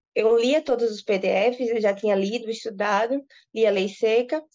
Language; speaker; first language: Portuguese; native; Portuguese